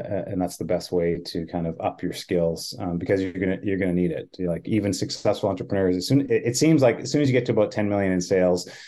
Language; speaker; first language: English; native; English